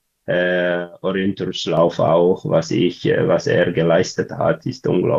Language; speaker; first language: German; non-native, learner; Tigrinya